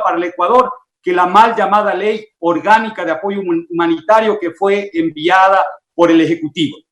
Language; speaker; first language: Spanish; native; Spanish